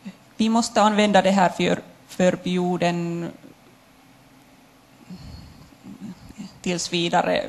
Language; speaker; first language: Swedish; non-native, local second language; Finnish